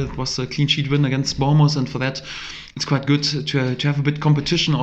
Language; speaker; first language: English; non-native, fluent; German